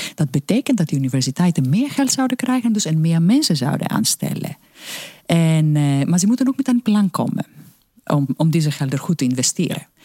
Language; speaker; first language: Dutch; non-native, fluent; Greek